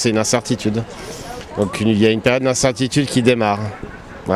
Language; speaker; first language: French; native; French